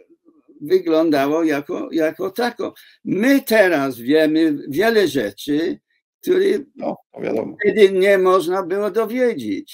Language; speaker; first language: Polish; non-native, fluent; English